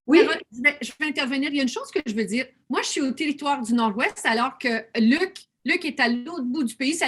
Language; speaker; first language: French; native; French